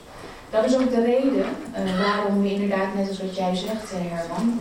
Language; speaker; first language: Dutch; native; Dutch